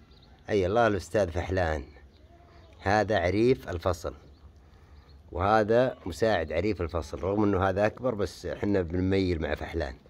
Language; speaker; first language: Arabic; native; Arabic